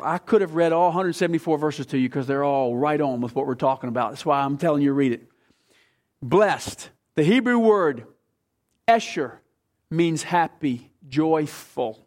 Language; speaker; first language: English; native; English